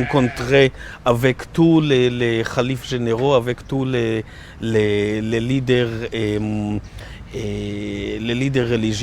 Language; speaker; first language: French; non-native, learner; Hebrew